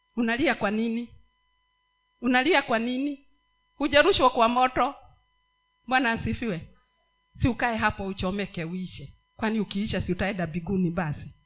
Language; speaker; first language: Swahili; non-native, local second language; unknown